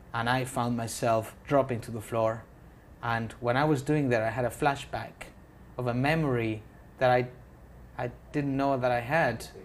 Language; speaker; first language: English; non-native, fluent; Spanish